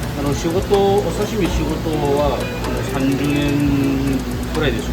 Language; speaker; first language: Japanese; non-native, learner; Korean